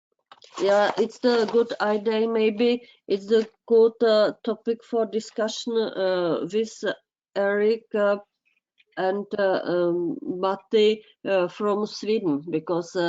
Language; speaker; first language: English; non-native, fluent; Czech